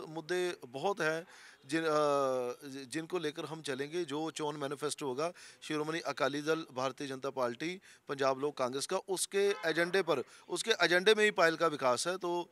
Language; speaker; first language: Hindi; non-native, local second language; Punjabi